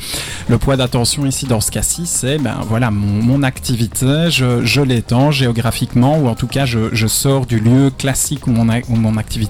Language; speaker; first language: French; native; French